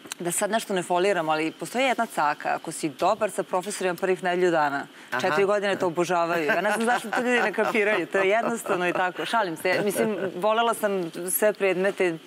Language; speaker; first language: Serbian; native; Serbian